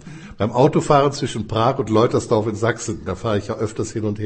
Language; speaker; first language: German; native; German